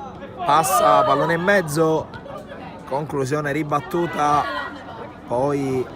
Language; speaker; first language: Italian; native; Italian